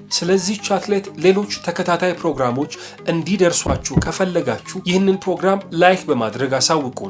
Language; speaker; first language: Amharic; native; Amharic